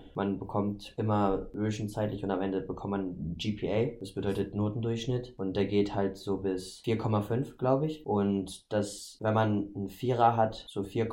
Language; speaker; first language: German; native; German